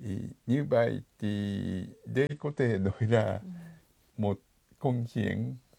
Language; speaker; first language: Vietnamese; non-native, fluent; Japanese